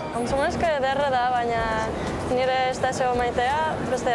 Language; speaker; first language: Basque; non-native, learner; Russian